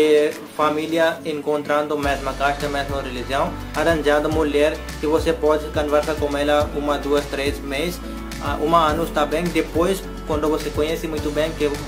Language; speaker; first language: Portuguese; non-native, learner; Hindi